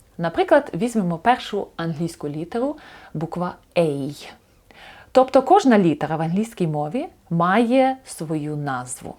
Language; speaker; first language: Ukrainian; native; Ukrainian